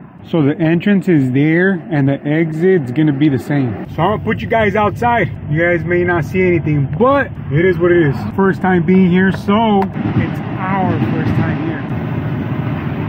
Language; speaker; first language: English; early bilingual, other home language; Spanish